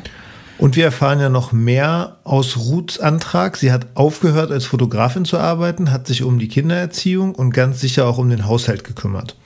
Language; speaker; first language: German; native; German